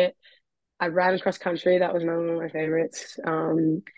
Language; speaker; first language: English; native; English